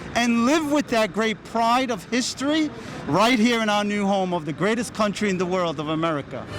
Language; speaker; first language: English; early bilingual, other home language; Turkish